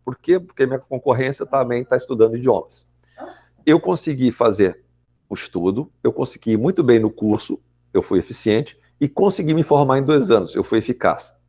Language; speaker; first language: Portuguese; native; Portuguese